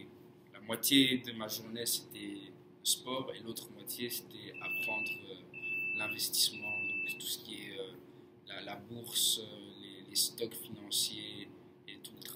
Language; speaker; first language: French; non-native, fluent; English